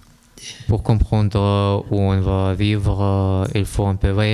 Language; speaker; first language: French; non-native, learner; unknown